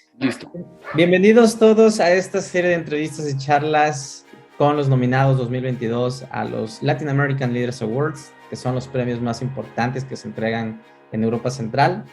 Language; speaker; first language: Spanish; native; Spanish